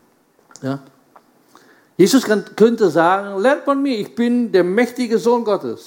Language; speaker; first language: German; non-native, fluent; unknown